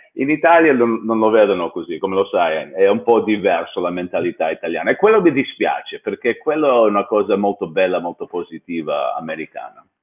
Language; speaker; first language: Italian; early bilingual, heritage; English